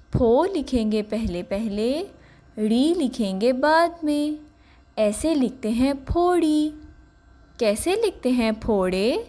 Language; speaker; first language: Urdu; non-native, local second language; Punjabi